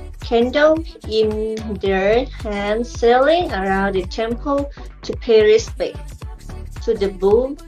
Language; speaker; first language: English; non-native, learner; Thai